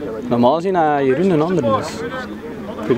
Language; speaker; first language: Dutch; native; Dutch